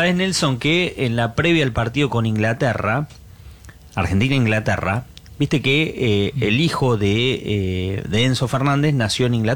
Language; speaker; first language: Spanish; native; Spanish